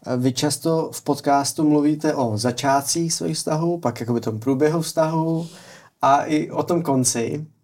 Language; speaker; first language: Czech; native; Czech